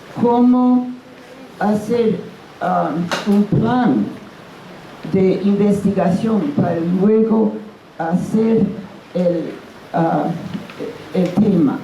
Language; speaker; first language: Spanish; non-native, fluent; English